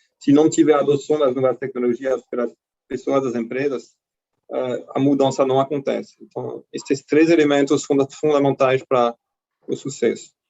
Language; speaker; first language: Portuguese; non-native, fluent; French